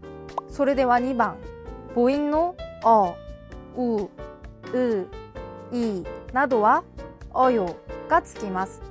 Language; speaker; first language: Japanese; non-native, fluent; Korean